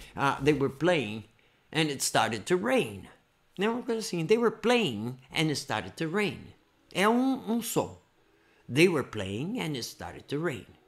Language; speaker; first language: English; non-native, fluent; Portuguese